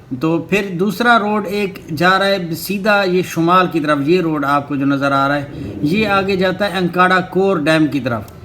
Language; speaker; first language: Urdu; non-native, local second language; Baluchi